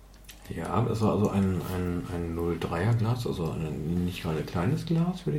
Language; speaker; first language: German; native; German